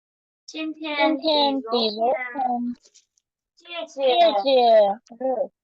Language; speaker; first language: Chinese; non-native, learner; Urdu